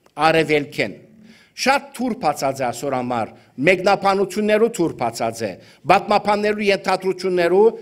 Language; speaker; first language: Armenian; early bilingual, heritage; Armenian